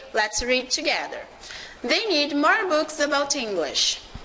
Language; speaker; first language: English; non-native, fluent; Portuguese